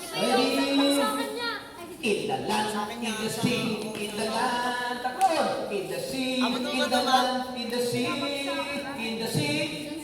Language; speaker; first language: English; non-native, fluent; Filipino